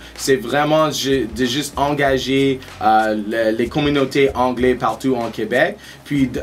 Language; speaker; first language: French; non-native, local second language; English